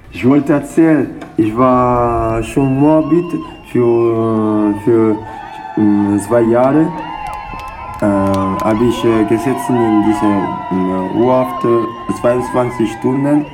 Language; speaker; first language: German; non-native, learner; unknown